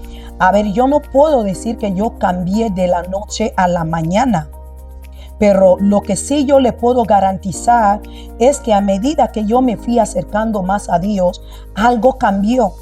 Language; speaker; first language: Spanish; non-native, local second language; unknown